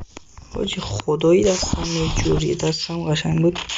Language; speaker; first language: Persian; native; Persian